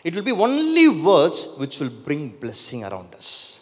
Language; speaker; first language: English; non-native, local second language; Tamil